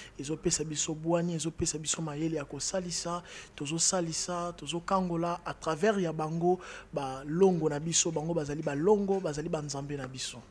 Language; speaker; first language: Lingala; non-native, local second language; Kongo